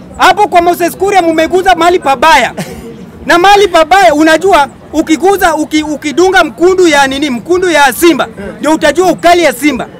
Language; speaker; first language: Swahili; native; Swahili